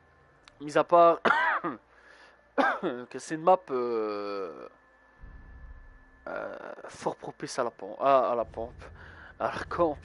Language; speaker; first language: French; native; French